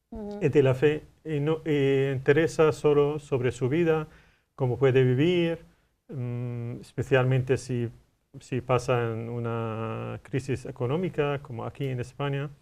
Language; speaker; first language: Spanish; non-native, learner; Arabic